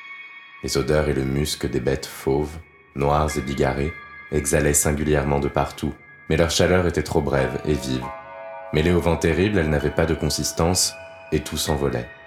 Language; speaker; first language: French; native; French